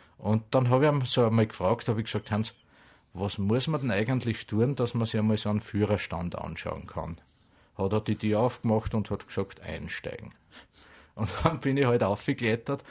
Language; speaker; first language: German; native; German